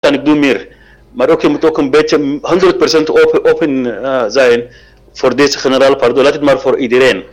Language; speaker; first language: Dutch; non-native, learner; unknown